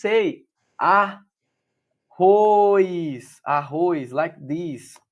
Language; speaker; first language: English; non-native, learner; Portuguese